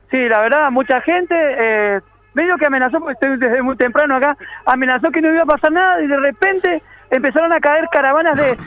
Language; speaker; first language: Spanish; native; Spanish